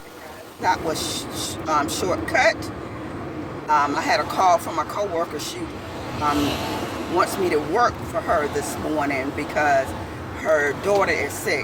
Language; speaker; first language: English; native; English